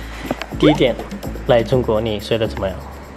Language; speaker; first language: Chinese; non-native, learner; Indonesian